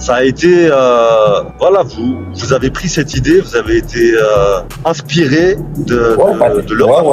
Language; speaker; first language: French; early bilingual, other home language; Turkish